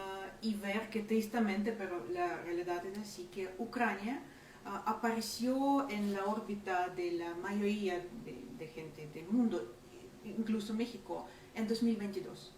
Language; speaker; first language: Spanish; non-native, fluent; Ukrainian